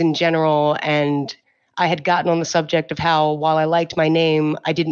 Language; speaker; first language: English; native; English